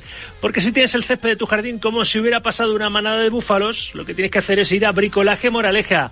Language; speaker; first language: Spanish; native; Spanish